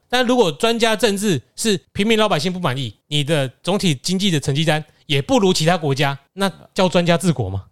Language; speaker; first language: Chinese; native; Chinese